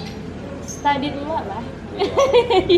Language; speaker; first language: English; non-native, fluent; Indonesian